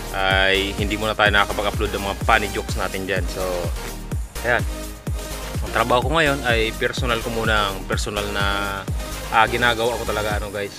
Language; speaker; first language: Filipino; non-native, local second language; Bikol